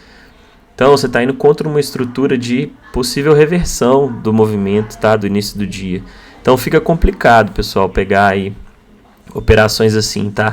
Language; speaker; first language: Portuguese; native; Portuguese